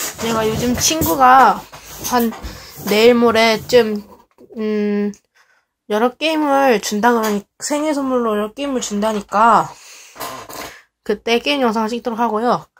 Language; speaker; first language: Korean; native; Korean